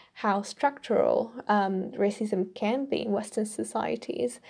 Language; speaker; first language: English; non-native, fluent; Italian